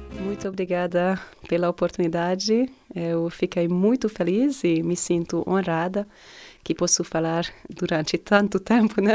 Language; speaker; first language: Portuguese; non-native, fluent; Hungarian